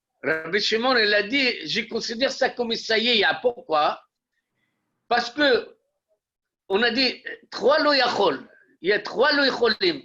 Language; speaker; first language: French; native; French